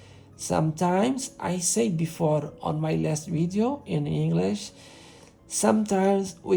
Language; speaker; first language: English; non-native, learner; Portuguese